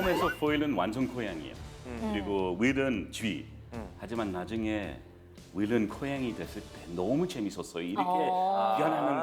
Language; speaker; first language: Korean; non-native, fluent; English